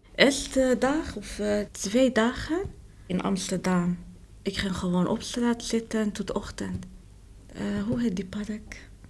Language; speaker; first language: Dutch; non-native, learner; Arabic